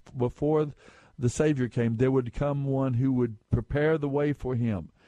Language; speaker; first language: English; native; English